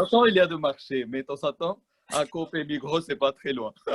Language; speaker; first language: French; non-native, learner; Malayalam